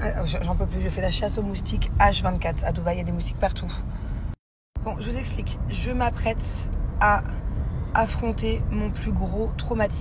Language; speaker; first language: French; native; French